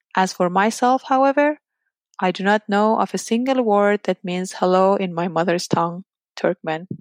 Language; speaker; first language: English; non-native, fluent; Persian